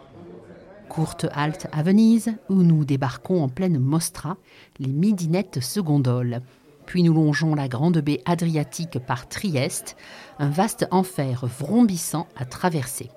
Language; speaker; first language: French; native; French